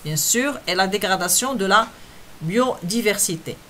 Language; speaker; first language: French; non-native, local second language; Arabic